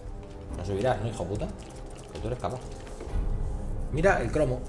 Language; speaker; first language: Spanish; native; Spanish